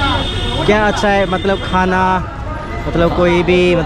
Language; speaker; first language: Hindi; non-native, local second language; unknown